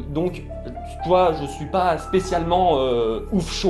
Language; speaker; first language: French; native; French